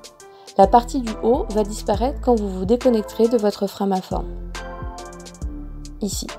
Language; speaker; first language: French; native; French